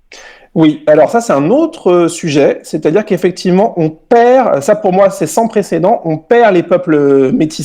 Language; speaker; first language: French; native; French